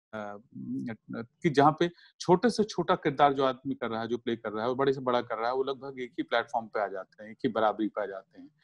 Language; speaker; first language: Hindi; native; Hindi